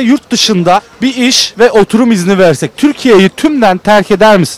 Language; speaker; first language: Turkish; native; Turkish